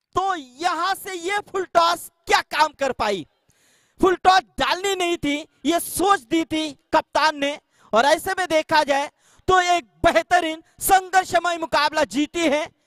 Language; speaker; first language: Hindi; non-native, local second language; Marathi